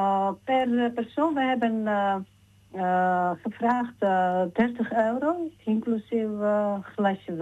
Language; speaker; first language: Dutch; non-native, learner; Georgian